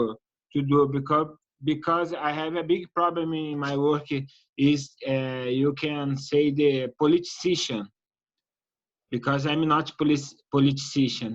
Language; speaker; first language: English; non-native, learner; Portuguese